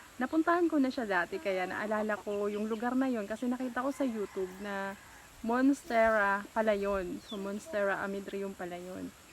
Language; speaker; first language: Filipino; non-native, local second language; Waray